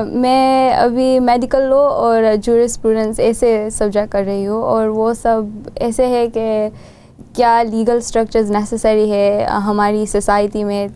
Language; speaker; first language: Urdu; non-native, learner; Gujarati